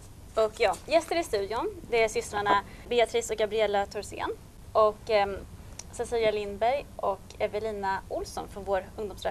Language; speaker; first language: Swedish; native; Swedish